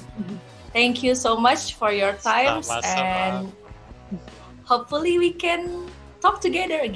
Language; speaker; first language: English; non-native, learner; Indonesian